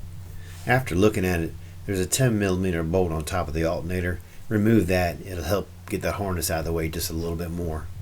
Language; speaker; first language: English; native; English